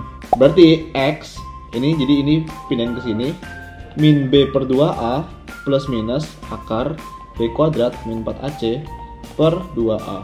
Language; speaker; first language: Indonesian; native; Indonesian